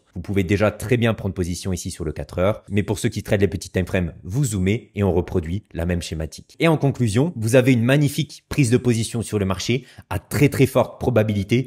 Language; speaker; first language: French; native; French